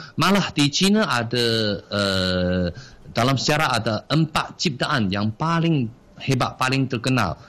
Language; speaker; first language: Malay; non-native, fluent; Chinese